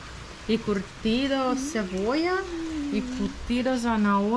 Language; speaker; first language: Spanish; non-native, learner; Ukrainian